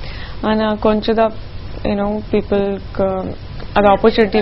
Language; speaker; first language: Tamil; non-native, local second language; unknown